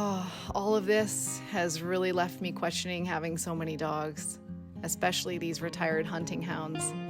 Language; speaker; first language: English; native; English